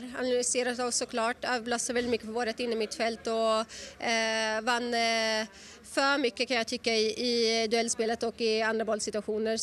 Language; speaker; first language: Swedish; native; Swedish